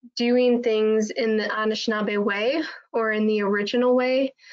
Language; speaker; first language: English; native; English